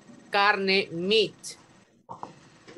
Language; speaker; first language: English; non-native, learner; Spanish